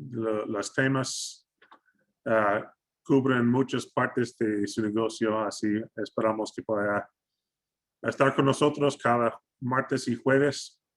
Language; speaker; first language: Spanish; non-native, fluent; English